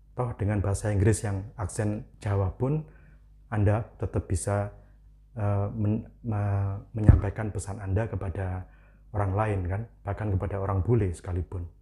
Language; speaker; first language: Indonesian; non-native, local second language; Javanese